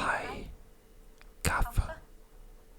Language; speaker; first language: Norwegian; non-native, learner; French